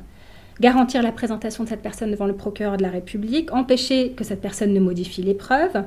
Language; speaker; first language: French; native; French